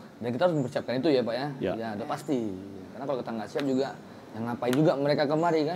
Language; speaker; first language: Indonesian; native; Indonesian